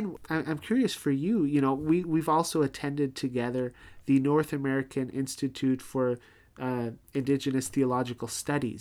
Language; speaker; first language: English; native; English